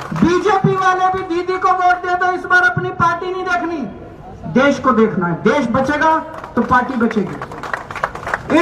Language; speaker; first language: Hindi; native; Hindi